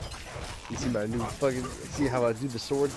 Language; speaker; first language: English; native; English